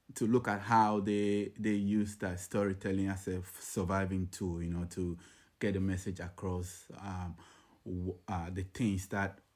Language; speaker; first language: English; non-native, local second language; Ga